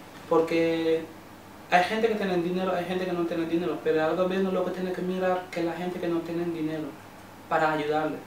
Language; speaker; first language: Spanish; non-native, learner; Wolof